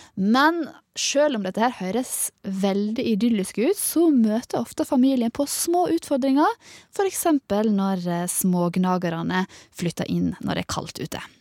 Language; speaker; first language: Norwegian; native; Norwegian